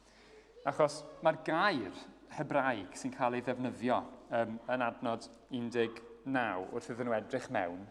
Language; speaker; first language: Welsh; native; Welsh